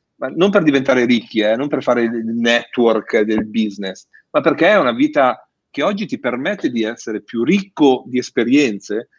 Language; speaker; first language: Italian; native; Italian